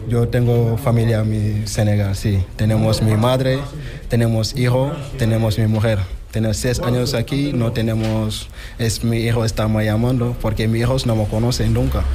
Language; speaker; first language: Spanish; non-native, learner; Wolof